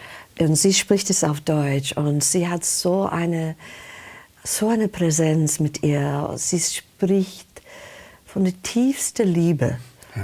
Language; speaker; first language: German; non-native, fluent; English